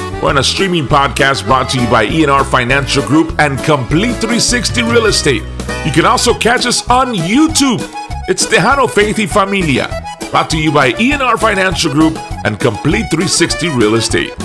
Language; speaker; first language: English; early bilingual, other home language; Spanish